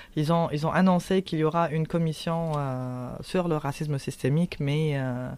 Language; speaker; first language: French; non-native, local second language; Arabic